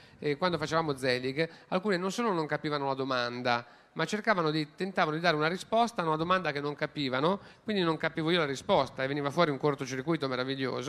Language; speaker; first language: Italian; native; Italian